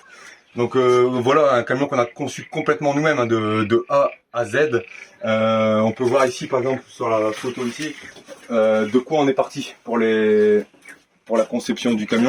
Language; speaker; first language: French; native; French